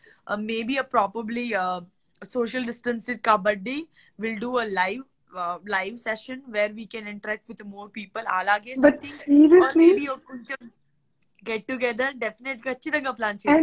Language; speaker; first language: Telugu; non-native, learner; Gujarati